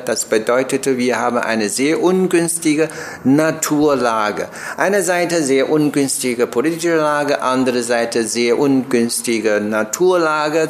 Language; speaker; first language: German; non-native, learner; Chinese